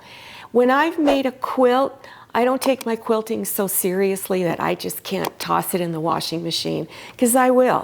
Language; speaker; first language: English; native; English